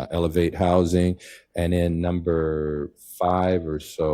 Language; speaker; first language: English; native; English